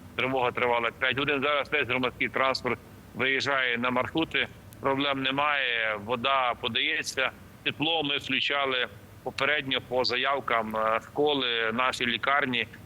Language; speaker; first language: Ukrainian; native; Ukrainian